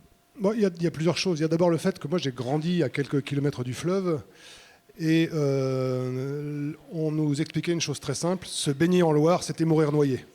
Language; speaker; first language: French; native; French